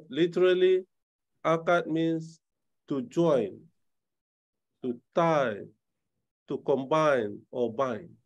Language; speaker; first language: English; non-native, fluent; Malay